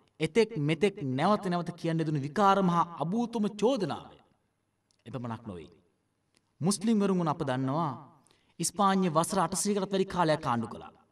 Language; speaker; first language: Sinhala; non-native, local second language; Tamil